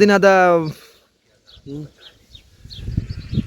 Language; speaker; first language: Arabic; non-native, learner; Bangla